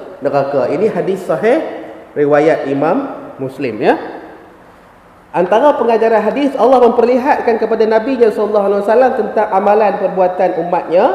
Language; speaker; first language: Malay; native; Malay